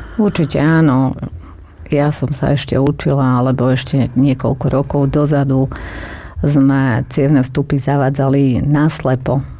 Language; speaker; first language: Slovak; native; Slovak